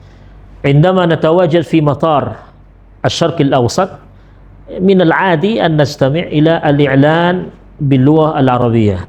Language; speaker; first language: Arabic; non-native, fluent; Indonesian